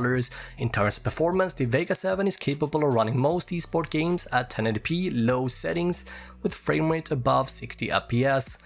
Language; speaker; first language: English; native; English